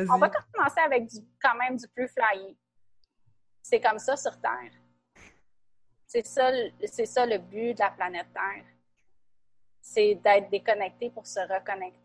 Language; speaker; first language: French; native; French